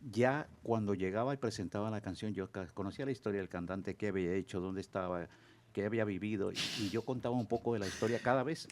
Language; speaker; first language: Spanish; native; Spanish